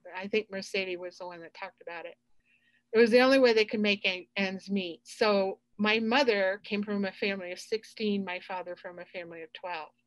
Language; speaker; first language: English; native; English